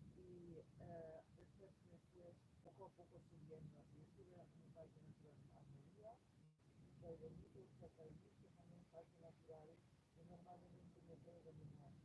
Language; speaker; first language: Spanish; non-native, fluent; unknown